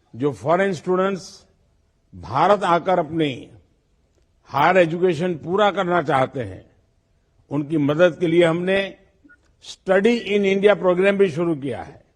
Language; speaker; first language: Hindi; non-native, local second language; Gujarati